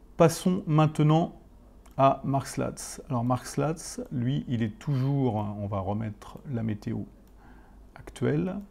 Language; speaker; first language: French; native; French